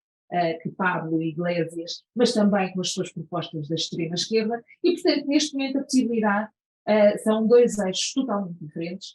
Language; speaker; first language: Portuguese; native; Portuguese